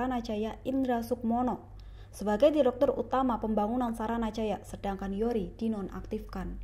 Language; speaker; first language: Indonesian; native; Indonesian